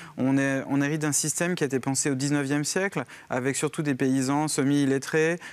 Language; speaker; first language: French; native; French